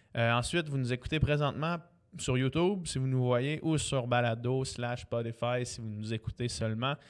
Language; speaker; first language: French; native; French